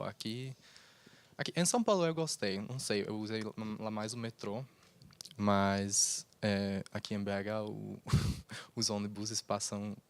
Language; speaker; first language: Portuguese; non-native, fluent; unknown